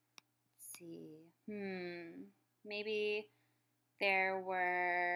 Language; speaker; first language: English; native; English